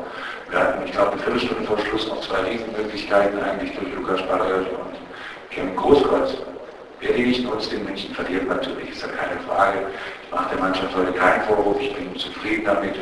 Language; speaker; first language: German; native; German